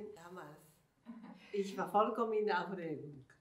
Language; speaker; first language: German; non-native, fluent; Japanese